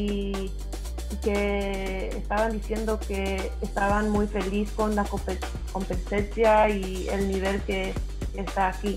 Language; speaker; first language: Spanish; early bilingual, heritage; English